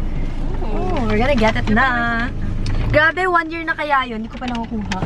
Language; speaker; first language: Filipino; native; Filipino